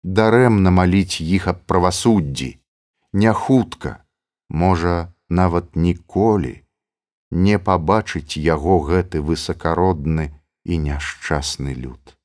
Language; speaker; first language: Belarusian; native; Belarusian